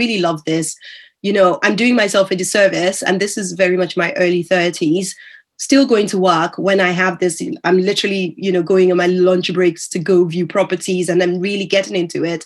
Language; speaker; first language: English; non-native, local second language; Yoruba